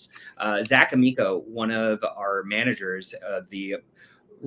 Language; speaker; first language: English; native; English